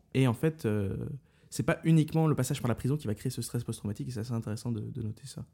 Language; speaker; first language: French; native; French